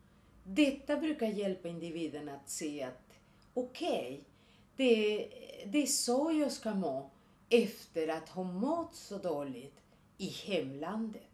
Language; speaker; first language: Swedish; non-native, fluent; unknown